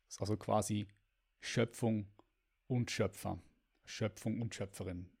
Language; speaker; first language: German; native; German